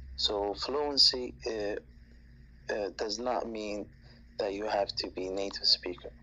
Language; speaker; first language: English; non-native, fluent; Arabic